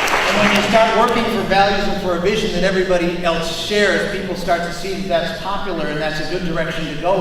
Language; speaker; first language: English; native; English